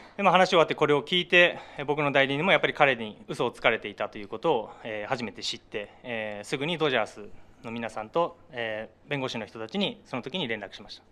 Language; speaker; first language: Japanese; native; Japanese